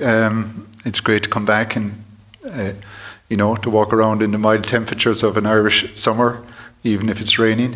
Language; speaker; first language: English; native; English